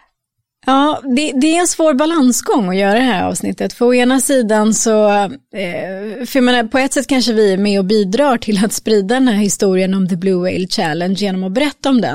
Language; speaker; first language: Swedish; native; Swedish